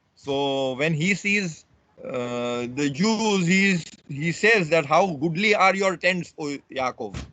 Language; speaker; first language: English; non-native, local second language; Marathi